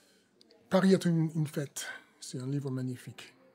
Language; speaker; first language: French; non-native, fluent; English